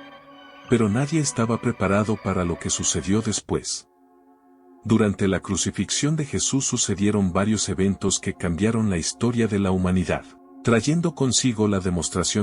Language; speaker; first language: Spanish; native; Spanish